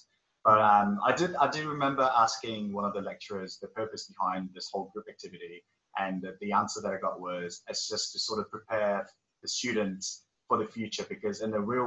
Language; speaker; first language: English; native; English